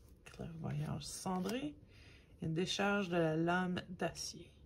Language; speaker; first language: French; native; French